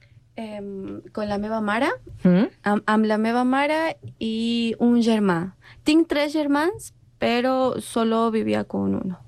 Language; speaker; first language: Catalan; non-native, learner; Spanish